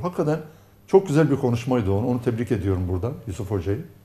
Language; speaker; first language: Turkish; non-native, local second language; Arabic